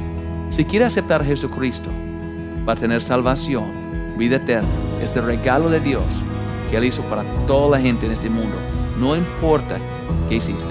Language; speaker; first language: Spanish; non-native, fluent; English